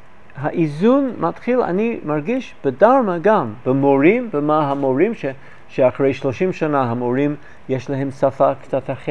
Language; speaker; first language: Hebrew; non-native, fluent; English